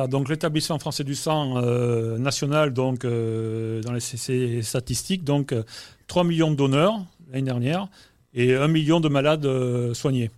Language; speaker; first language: French; native; French